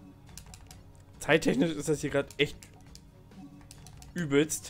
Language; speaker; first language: German; native; German